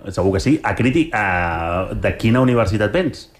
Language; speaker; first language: Catalan; native; Catalan